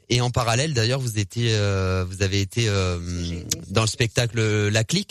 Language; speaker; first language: French; native; French